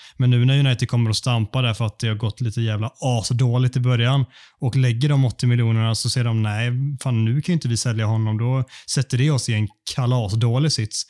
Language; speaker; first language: Swedish; native; Swedish